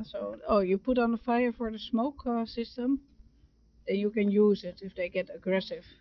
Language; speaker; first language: English; non-native, fluent; Dutch